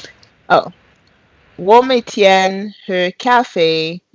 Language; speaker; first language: Chinese; non-native, learner; French